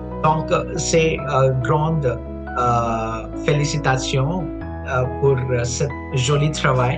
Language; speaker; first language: French; non-native, fluent; Punjabi